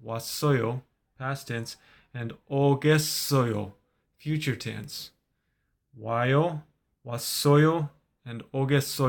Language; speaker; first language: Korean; non-native, fluent; English